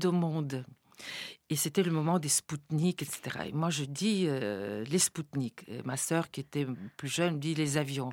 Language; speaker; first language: French; non-native, fluent; Bulgarian